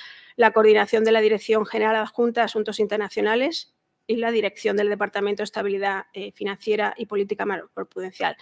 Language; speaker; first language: Spanish; native; Spanish